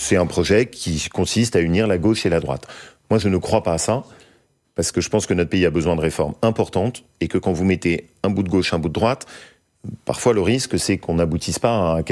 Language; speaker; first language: French; native; French